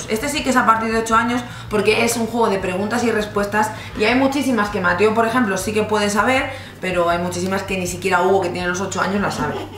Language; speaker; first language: Spanish; native; Spanish